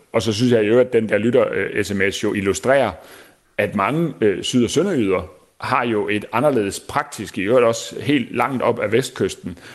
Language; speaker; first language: Danish; native; Danish